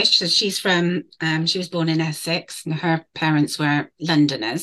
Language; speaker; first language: English; native; English